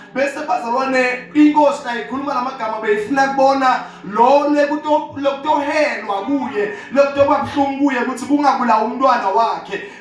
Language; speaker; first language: Zulu; non-native, local second language; Swati